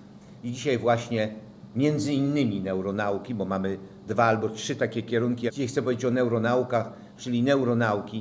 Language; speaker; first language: Polish; native; Polish